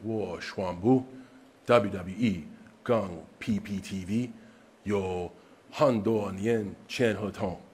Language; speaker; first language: Chinese; non-native, learner; English